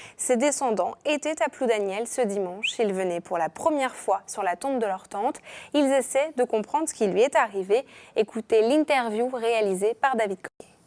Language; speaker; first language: French; native; French